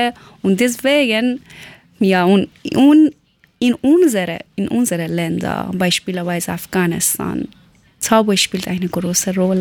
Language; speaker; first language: German; non-native, learner; Persian